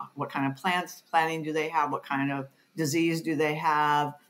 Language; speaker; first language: English; native; English